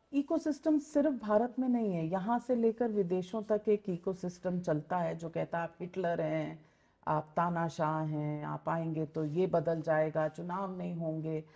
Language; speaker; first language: Hindi; native; Hindi